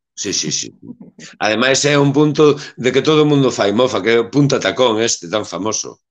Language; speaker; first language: Galician; native; Galician